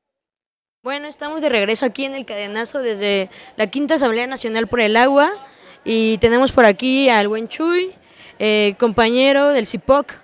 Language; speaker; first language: Spanish; native; Spanish